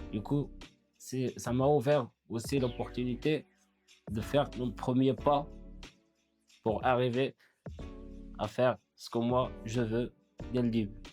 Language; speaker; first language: French; non-native, fluent; Arabic